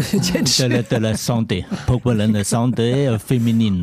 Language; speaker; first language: French; non-native, learner; Chinese